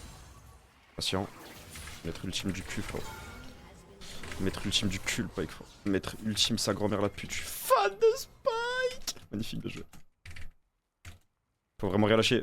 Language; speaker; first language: French; native; French